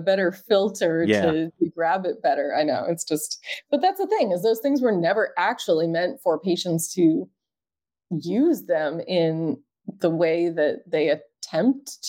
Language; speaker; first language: English; native; English